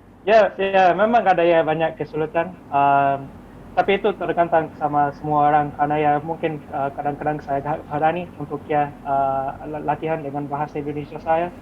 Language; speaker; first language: Indonesian; non-native, fluent; English